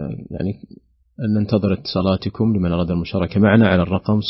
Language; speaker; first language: Arabic; native; Arabic